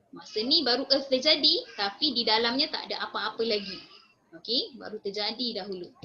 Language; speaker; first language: Malay; native; Malay